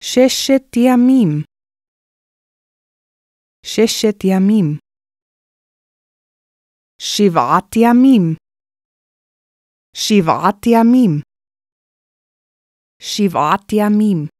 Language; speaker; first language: Hebrew; non-native, fluent; English